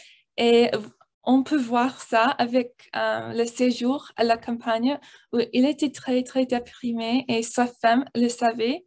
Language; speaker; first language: French; non-native, learner; English